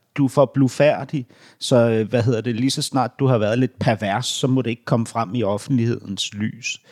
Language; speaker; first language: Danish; native; Danish